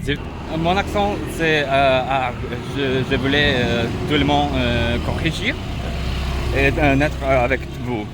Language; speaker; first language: French; non-native, learner; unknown